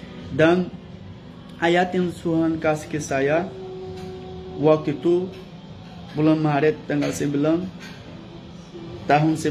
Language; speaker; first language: Indonesian; non-native, fluent; Portuguese